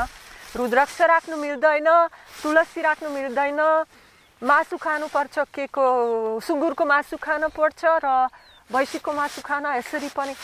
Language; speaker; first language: Nepali; non-native, learner; Slovak